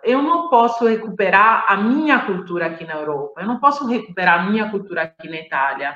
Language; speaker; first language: Portuguese; non-native, fluent; Italian